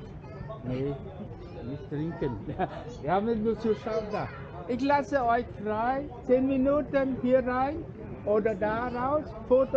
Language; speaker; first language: German; non-native, fluent; Vietnamese